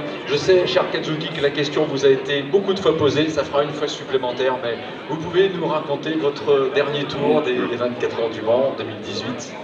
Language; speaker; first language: French; native; French